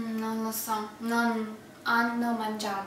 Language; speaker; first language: Italian; non-native, learner; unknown